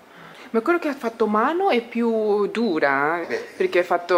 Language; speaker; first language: Italian; non-native, learner; Japanese